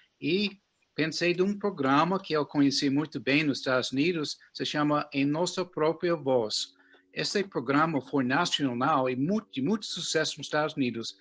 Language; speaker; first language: Portuguese; non-native, fluent; English